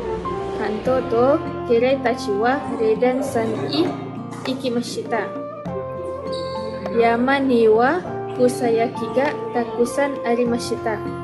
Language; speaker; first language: Japanese; non-native, learner; Malay